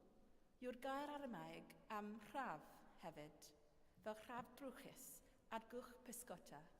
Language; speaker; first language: Welsh; non-native, fluent; English